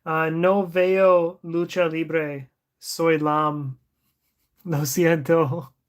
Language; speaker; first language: Spanish; non-native, learner; English